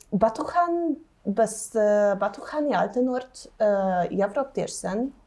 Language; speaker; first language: Mongolian; non-native, learner; Hungarian